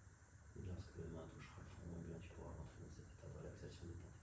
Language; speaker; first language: French; native; French